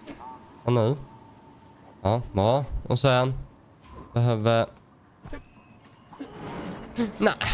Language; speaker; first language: Swedish; native; Swedish